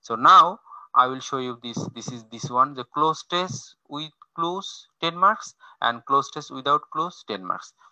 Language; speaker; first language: English; non-native, local second language; Bangla